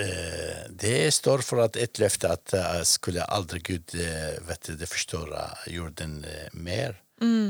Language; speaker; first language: Swedish; non-native, fluent; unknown